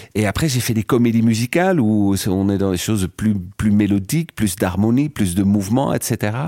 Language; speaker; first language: French; non-native, fluent; Dutch